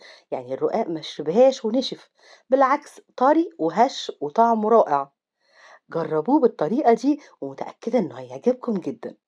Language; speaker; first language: Arabic; native; Arabic